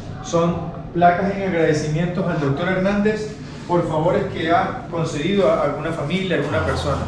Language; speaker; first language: Spanish; native; Spanish